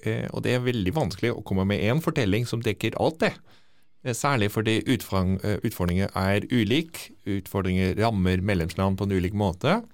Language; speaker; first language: Norwegian; non-native, fluent; Dutch